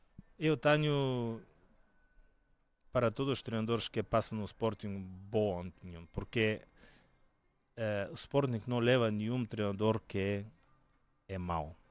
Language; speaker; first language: Portuguese; non-native, fluent; Bulgarian